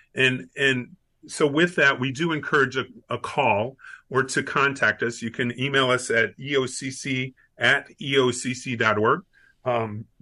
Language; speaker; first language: English; native; English